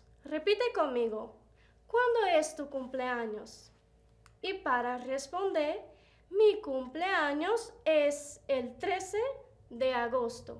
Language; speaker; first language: Spanish; non-native, fluent; Portuguese